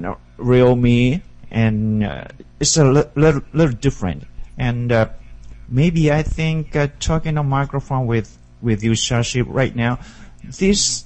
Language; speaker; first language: English; non-native, learner; Japanese